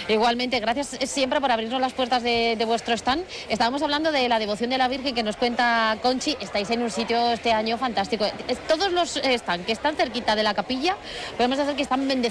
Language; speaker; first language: Spanish; native; Spanish